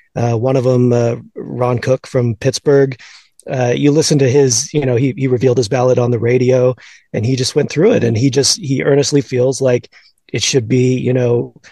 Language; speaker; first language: English; native; English